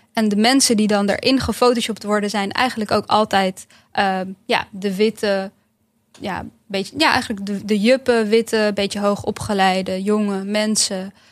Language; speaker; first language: Dutch; early bilingual, other home language; Bosnian